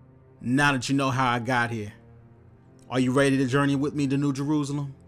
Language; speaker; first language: English; native; English